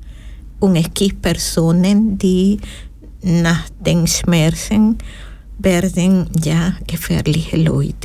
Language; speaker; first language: German; non-native, learner; Spanish